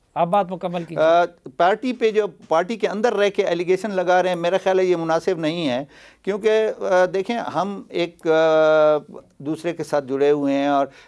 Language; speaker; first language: Urdu; non-native, local second language; Baluchi